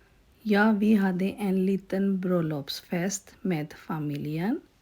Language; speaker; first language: Swedish; non-native, learner; Urdu